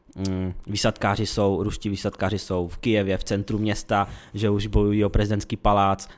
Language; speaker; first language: Czech; early bilingual, other home language; Ukrainian